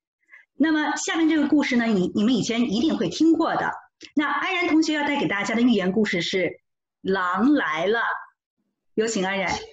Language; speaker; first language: Chinese; native; Chinese